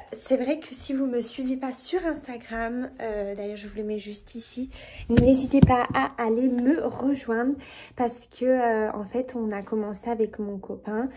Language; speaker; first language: French; native; French